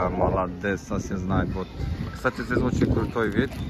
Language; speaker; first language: Russian; non-native, learner; Turkish